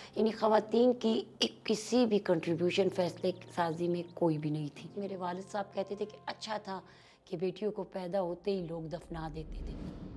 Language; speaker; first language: Urdu; non-native, local second language; Pashto